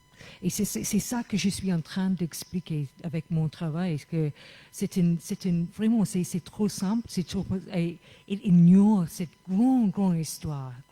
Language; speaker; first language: French; non-native, fluent; English